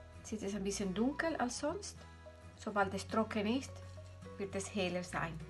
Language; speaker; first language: German; non-native, fluent; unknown